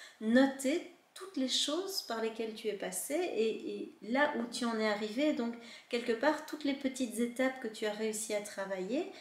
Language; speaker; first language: French; native; French